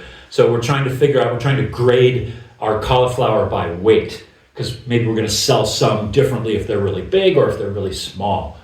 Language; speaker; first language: English; native; English